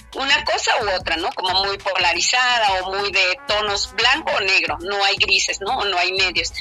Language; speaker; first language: Spanish; native; Spanish